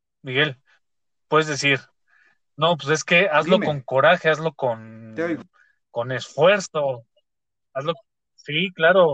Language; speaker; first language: Spanish; native; Spanish